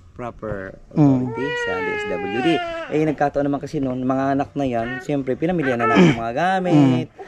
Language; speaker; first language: Filipino; native; Filipino